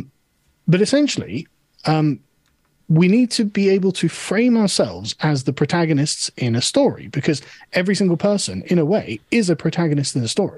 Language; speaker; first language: English; native; English